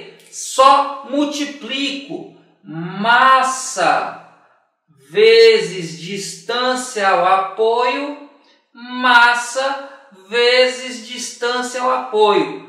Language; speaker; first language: Portuguese; native; Portuguese